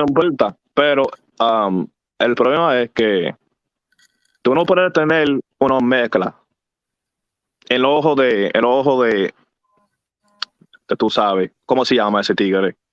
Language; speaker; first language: Spanish; early bilingual, heritage; English